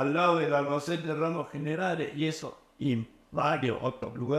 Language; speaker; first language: Spanish; native; Spanish